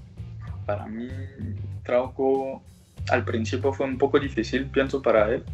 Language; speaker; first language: Spanish; early bilingual, other home language; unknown